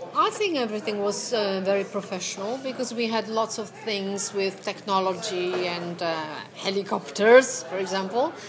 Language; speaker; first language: English; non-native, fluent; Polish